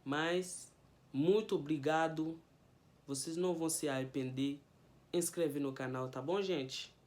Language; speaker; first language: Portuguese; non-native, fluent; Haitian Creole